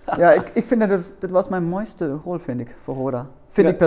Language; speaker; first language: Dutch; non-native, learner; German